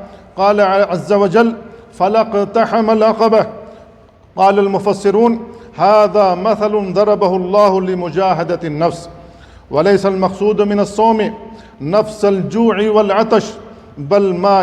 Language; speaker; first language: Arabic; non-native, fluent; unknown